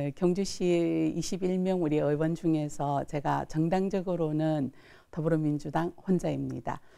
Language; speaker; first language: Korean; native; Korean